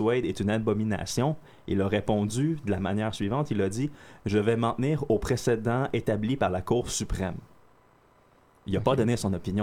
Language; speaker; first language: French; native; French